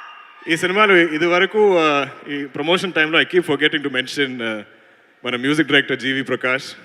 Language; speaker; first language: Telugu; non-native, learner; Malayalam